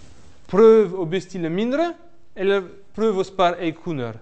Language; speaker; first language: Norwegian; non-native, fluent; French